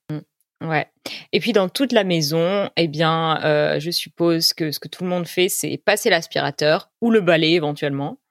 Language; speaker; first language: French; native; French